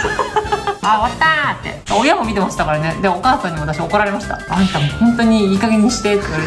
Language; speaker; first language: Japanese; native; Japanese